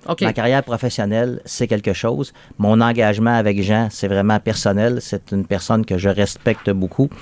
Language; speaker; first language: French; native; French